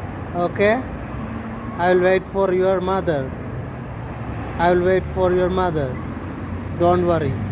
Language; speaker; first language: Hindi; non-native, local second language; Malayalam